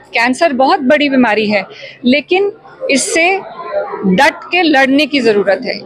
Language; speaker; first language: Hindi; native; Hindi